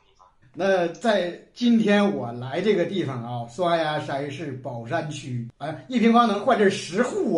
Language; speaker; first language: Chinese; native; Chinese